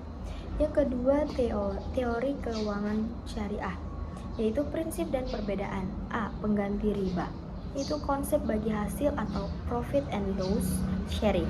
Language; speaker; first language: Indonesian; native; Indonesian